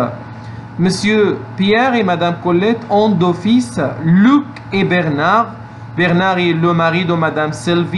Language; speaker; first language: French; non-native, fluent; Arabic